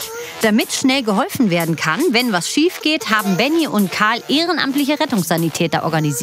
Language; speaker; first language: German; native; German